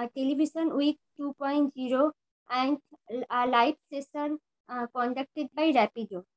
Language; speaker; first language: English; non-native, local second language; Bangla